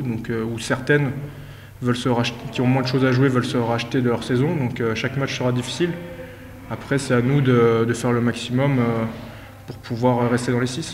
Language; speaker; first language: French; native; French